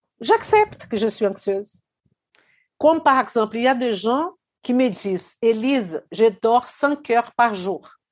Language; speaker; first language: French; non-native, fluent; Portuguese